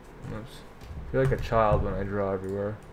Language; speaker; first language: English; native; English